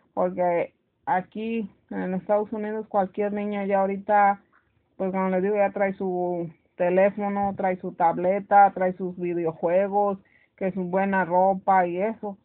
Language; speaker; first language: Spanish; native; Spanish